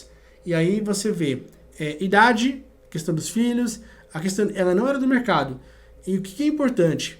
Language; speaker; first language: Portuguese; native; Portuguese